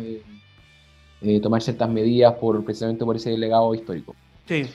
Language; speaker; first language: Spanish; native; Spanish